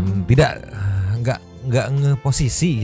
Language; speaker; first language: Indonesian; native; Indonesian